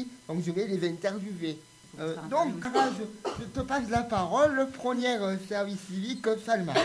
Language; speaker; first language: French; native; French